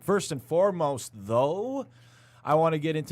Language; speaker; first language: English; native; English